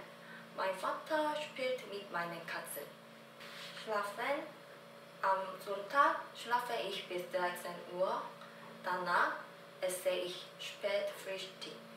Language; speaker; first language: German; non-native, learner; Korean